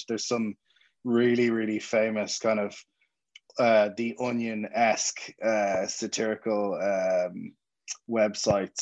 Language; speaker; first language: English; native; English